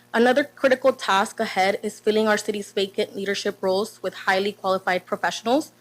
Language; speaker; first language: English; non-native, fluent; Spanish